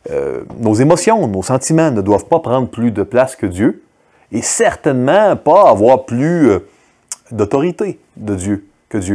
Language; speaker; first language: French; native; French